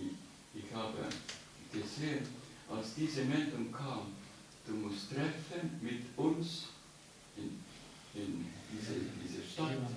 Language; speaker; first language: German; non-native, learner; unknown